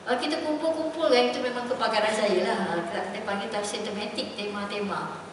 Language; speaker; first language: Malay; native; Malay